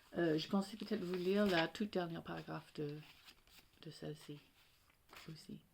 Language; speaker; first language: French; non-native, fluent; English